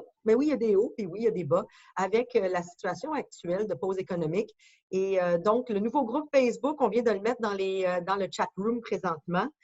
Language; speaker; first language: French; native; French